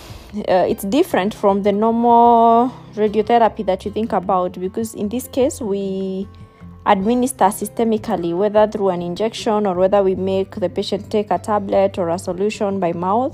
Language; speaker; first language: English; non-native, local second language; Kikuyu